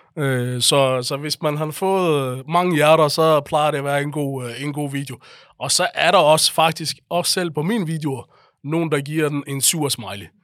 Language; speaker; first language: Danish; early bilingual, other home language; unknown